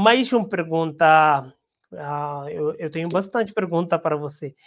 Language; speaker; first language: Portuguese; non-native, learner; Hindi